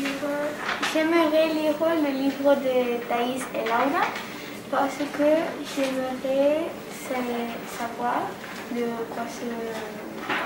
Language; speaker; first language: French; non-native, learner; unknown